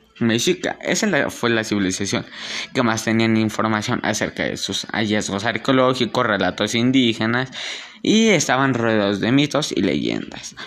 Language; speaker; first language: Spanish; native; Spanish